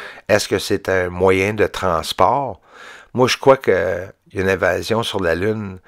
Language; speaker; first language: French; native; French